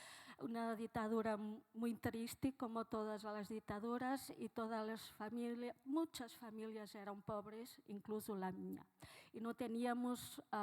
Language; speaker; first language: Spanish; non-native, fluent; Portuguese